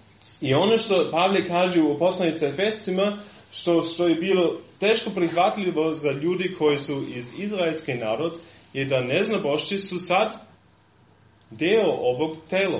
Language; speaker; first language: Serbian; non-native, fluent; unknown